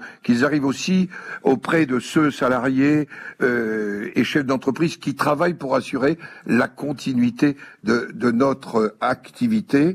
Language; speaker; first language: French; native; French